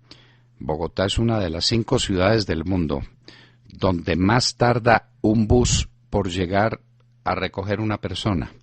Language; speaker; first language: Spanish; native; Spanish